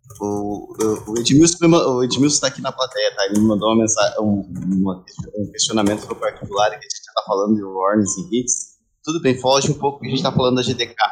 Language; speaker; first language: Portuguese; native; Portuguese